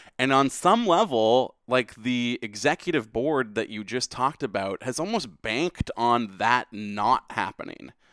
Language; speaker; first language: English; native; English